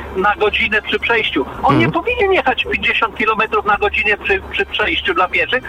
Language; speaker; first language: Polish; non-native, fluent; English